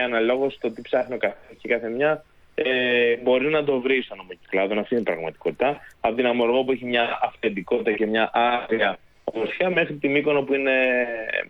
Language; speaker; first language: Greek; native; Greek